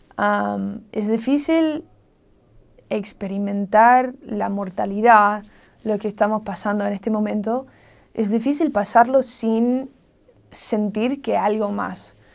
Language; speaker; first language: Spanish; non-native, fluent; English